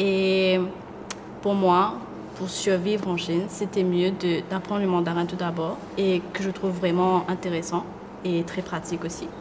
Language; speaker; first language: French; non-native, local second language; Morisyen